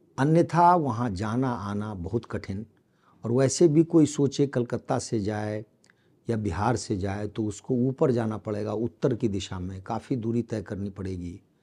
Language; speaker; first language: Hindi; native; Hindi